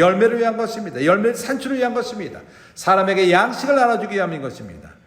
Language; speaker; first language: Korean; native; Korean